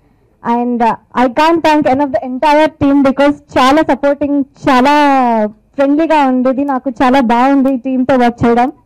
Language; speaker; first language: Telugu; non-native, learner; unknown